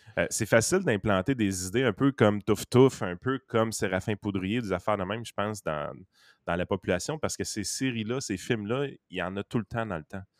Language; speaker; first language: French; native; French